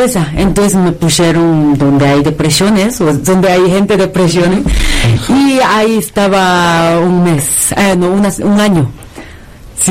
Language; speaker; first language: Spanish; non-native, fluent; Korean